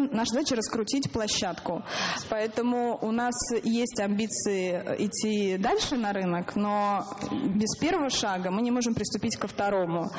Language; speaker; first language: Russian; native; Russian